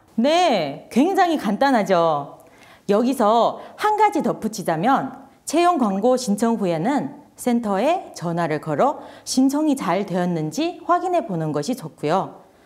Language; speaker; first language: Korean; non-native, fluent; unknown